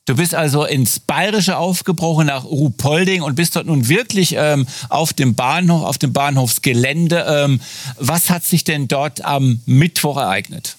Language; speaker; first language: German; native; German